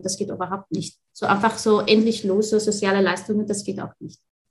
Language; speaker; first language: German; non-native, fluent; Arabic